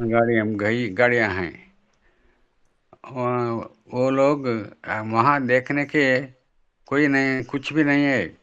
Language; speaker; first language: Hindi; non-native, local second language; Telugu